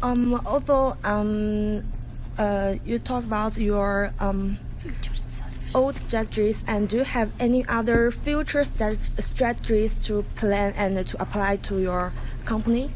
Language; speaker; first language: English; non-native, learner; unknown